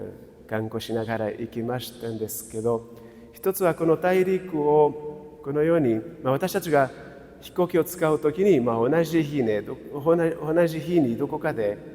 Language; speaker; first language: Japanese; non-native, fluent; Portuguese